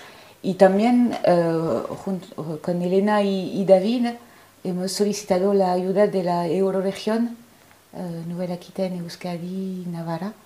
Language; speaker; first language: Spanish; non-native, fluent; French